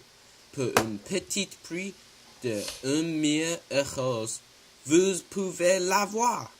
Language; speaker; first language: French; non-native, learner; English